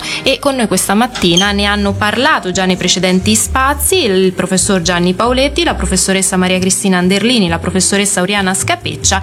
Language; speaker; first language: Italian; native; Italian